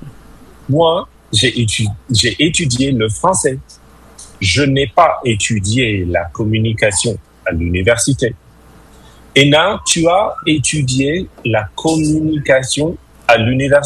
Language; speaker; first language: French; non-native, fluent; English